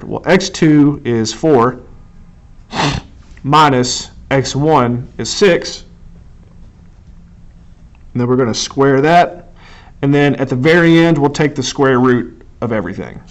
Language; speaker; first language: English; native; English